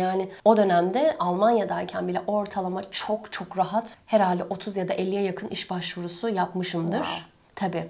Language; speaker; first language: Turkish; native; Turkish